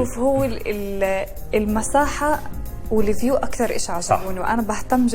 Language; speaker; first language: Arabic; native; Arabic